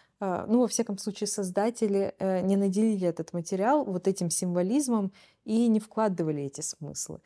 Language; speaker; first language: Russian; native; Russian